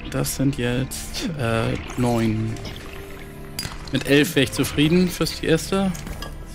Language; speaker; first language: German; native; German